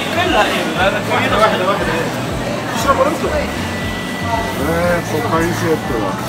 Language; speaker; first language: Japanese; native; Japanese